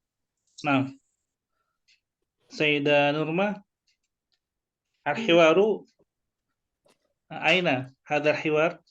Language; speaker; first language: Arabic; non-native, fluent; Indonesian